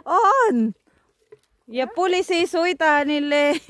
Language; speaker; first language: Finnish; non-native, learner; Filipino